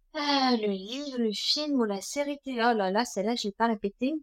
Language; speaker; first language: French; native; French